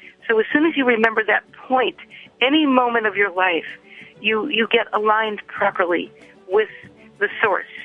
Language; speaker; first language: English; native; English